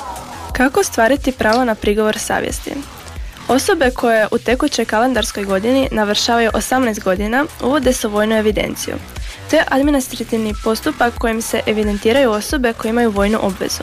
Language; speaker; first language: Serbian; native; Serbian